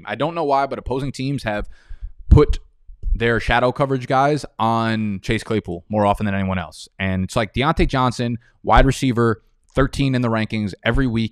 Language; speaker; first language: English; native; English